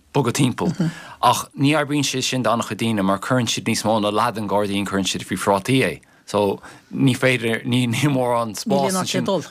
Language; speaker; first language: Irish; native; Irish